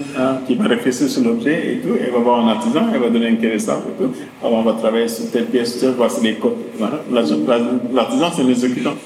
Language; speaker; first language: French; non-native, local second language; Wolof